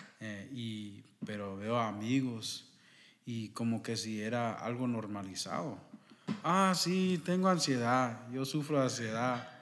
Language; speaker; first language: Spanish; early bilingual, heritage; Spanish